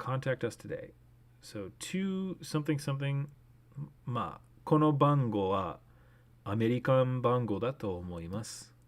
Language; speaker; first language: Japanese; non-native, learner; English